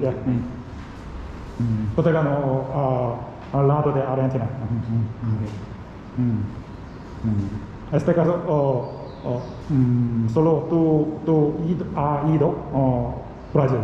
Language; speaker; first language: Spanish; non-native, learner; Korean